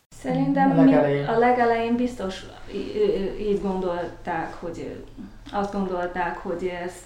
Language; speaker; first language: Hungarian; non-native, learner; Chinese